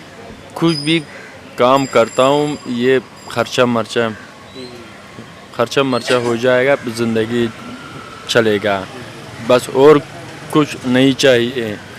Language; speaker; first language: Hindi; non-native, learner; Persian